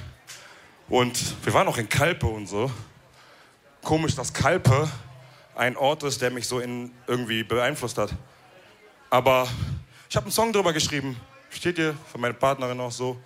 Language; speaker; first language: German; early bilingual, other home language; Wolof